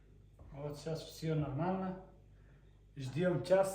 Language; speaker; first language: Russian; non-native, learner; Somali